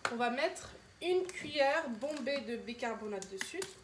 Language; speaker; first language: French; non-native, local second language; Arabic